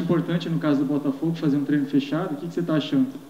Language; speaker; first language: Portuguese; native; Portuguese